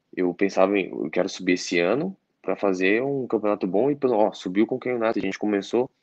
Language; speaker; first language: Portuguese; native; Portuguese